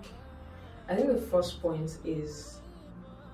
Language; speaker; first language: English; non-native, local second language; Yoruba